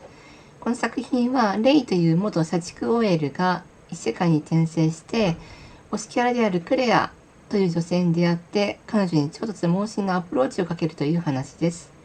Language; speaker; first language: Japanese; native; Japanese